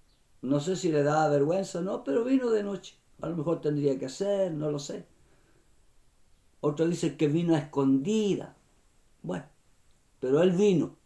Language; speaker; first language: Spanish; native; Spanish